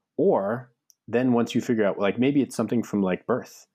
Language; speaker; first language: English; native; English